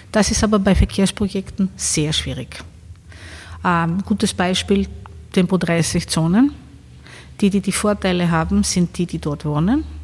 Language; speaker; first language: German; non-native, fluent; Greek